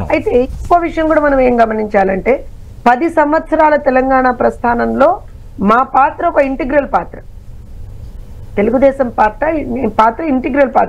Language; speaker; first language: Telugu; native; Telugu